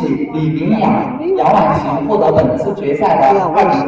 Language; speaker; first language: Chinese; native; Chinese